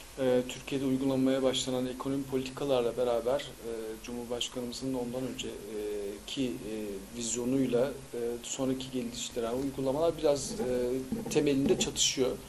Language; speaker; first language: Turkish; early bilingual, heritage; Turkish